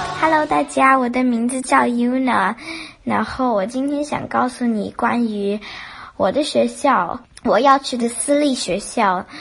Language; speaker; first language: Chinese; early bilingual, heritage; Chinese